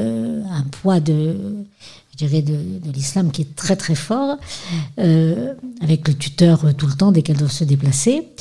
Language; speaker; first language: French; native; French